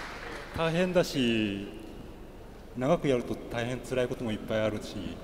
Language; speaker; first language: Japanese; native; Japanese